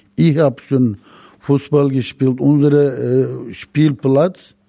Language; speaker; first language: German; non-native, fluent; Turkish